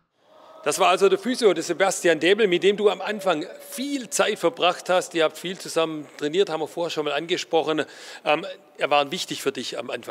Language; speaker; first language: German; native; German